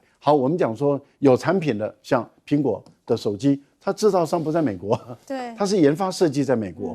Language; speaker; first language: Chinese; native; Chinese